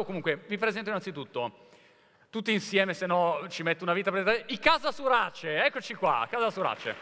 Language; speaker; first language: Italian; native; Italian